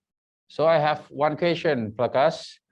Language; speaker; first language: English; non-native, learner; Thai